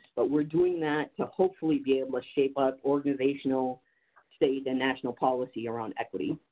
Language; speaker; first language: English; native; English